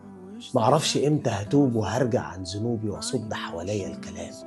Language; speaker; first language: Arabic; native; Arabic